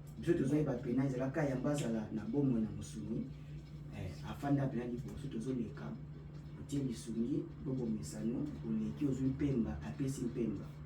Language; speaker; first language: Lingala; native; Lingala